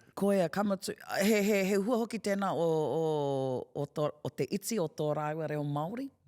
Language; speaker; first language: Māori; non-native, local second language; English